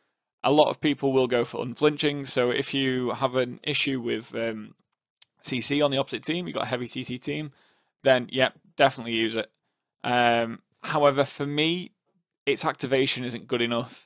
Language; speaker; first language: English; native; English